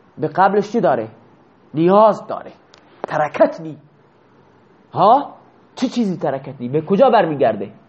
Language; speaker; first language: Persian; non-native, local second language; Baluchi